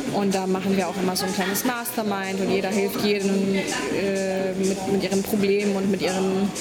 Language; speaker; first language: German; non-native, fluent; Polish